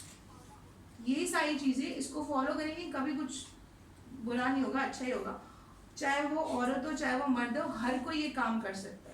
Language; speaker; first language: Urdu; non-native, local second language; Gujarati